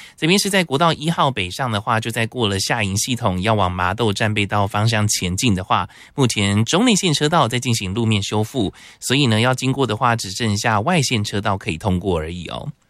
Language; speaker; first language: Chinese; native; Chinese